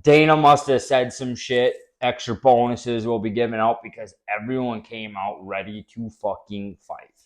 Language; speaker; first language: English; native; English